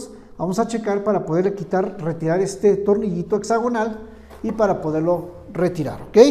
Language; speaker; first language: Spanish; native; Spanish